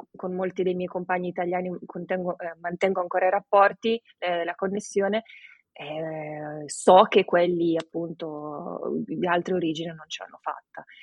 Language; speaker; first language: Italian; early bilingual, other home language; Romanian